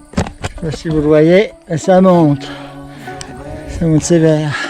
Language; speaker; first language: French; native; French